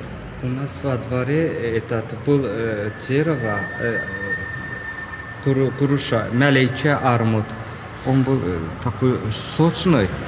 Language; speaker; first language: Russian; non-native, local second language; Azerbaijani